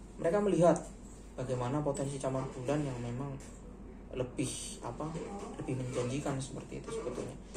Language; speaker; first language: Indonesian; native; Indonesian